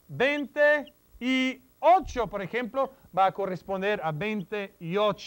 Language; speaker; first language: Spanish; non-native, fluent; English